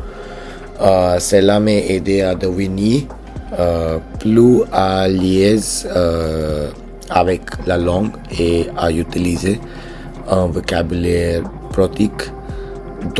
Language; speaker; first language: French; non-native, learner; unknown